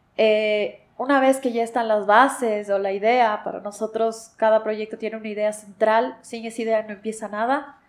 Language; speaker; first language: Spanish; native; Spanish